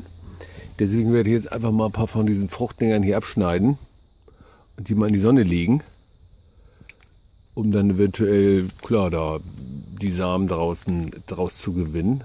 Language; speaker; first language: German; native; German